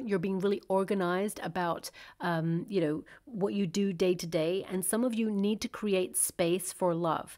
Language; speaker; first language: English; native; English